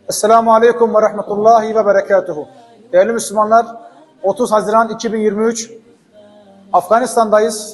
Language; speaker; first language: Turkish; non-native, fluent; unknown